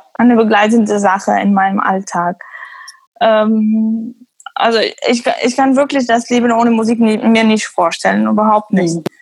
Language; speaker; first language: German; non-native, fluent; Arabic